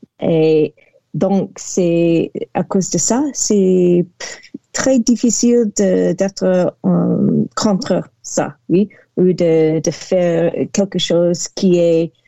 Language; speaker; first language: French; non-native, learner; English